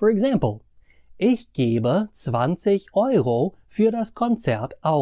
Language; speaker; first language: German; non-native, fluent; English